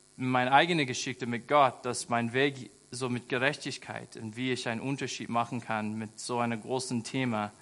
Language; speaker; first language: German; non-native, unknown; English